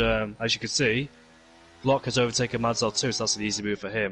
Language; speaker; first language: English; native; English